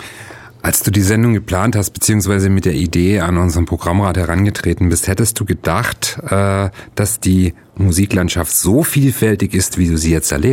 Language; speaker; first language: German; native; German